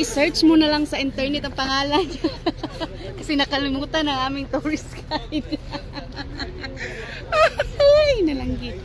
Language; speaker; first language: Filipino; non-native, local second language; Cebuano